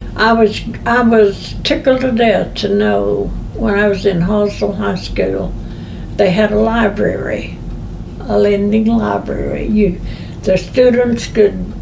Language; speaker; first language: English; native; English